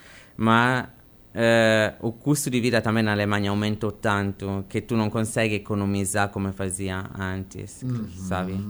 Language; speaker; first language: Portuguese; non-native, fluent; Italian